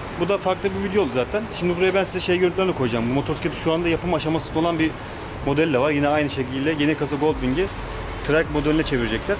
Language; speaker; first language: Turkish; native; Turkish